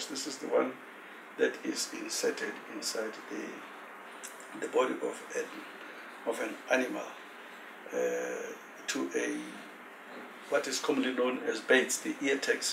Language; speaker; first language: English; non-native, local second language; Tswana